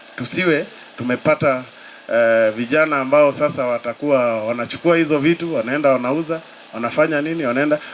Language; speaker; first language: Swahili; non-native, local second language; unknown